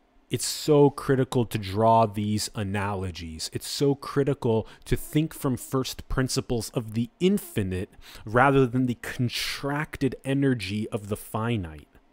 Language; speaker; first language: English; native; English